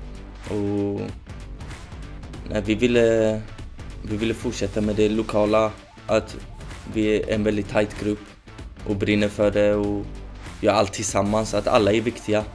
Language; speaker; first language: Swedish; early bilingual, other home language; Kurdish